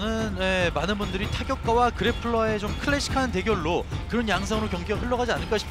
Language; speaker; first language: Korean; native; Korean